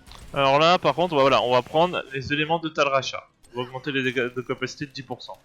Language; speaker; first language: French; native; French